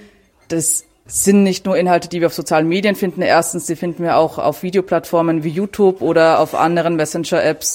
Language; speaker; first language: German; native; German